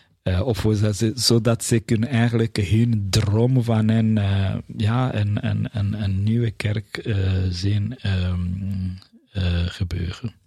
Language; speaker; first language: Dutch; non-native, fluent; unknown